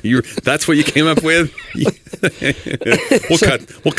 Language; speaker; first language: English; native; English